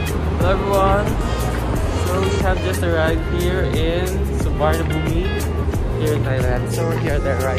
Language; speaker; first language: English; non-native, local second language; Filipino